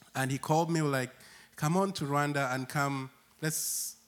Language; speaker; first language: English; non-native, local second language; Acoli